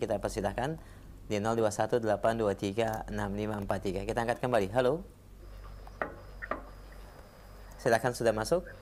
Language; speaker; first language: Indonesian; native; Indonesian